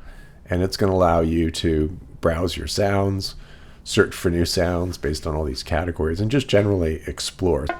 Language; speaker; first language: English; native; English